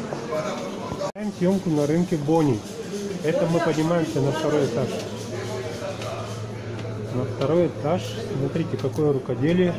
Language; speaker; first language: Russian; native; Russian